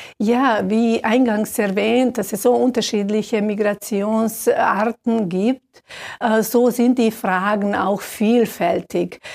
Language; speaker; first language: German; non-native, fluent; Serbian